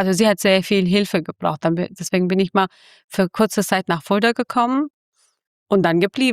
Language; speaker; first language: German; non-native, fluent; Kurdish